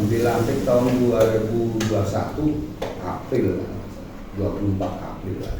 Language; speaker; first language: Indonesian; non-native, local second language; Javanese